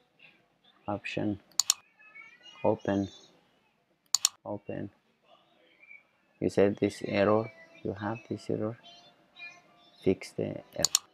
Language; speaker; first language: English; non-native, learner; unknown